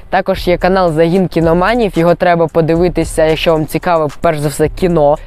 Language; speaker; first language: Ukrainian; non-native, local second language; Russian